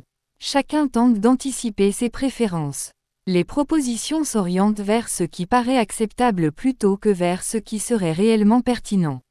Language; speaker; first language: French; native; French